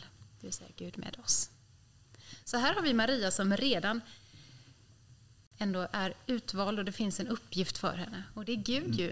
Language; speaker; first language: Swedish; native; Swedish